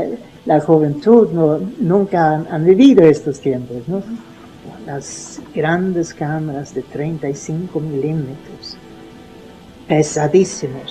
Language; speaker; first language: Spanish; non-native, fluent; Swedish